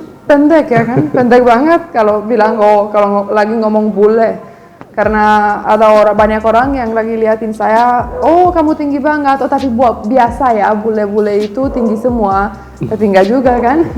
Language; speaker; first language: Indonesian; non-native, fluent; Romanian